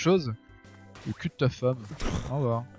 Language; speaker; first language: French; native; French